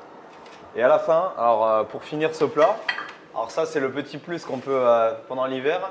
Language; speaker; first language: French; native; French